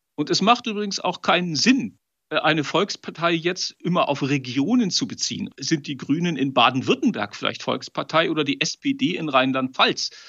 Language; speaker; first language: German; native; German